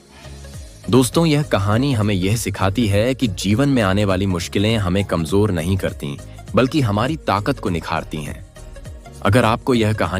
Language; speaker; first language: Hindi; native; Hindi